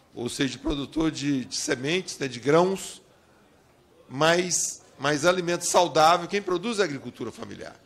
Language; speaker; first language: Portuguese; native; Portuguese